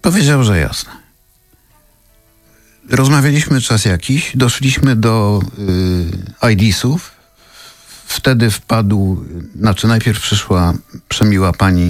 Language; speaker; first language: Polish; native; Polish